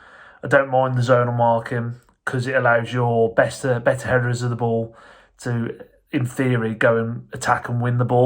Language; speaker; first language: English; native; English